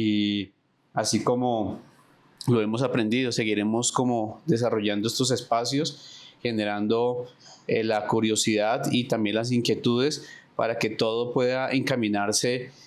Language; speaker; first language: Spanish; native; Spanish